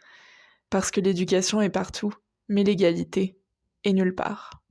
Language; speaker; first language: French; native; French